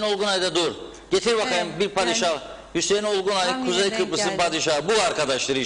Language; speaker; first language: Turkish; native; Turkish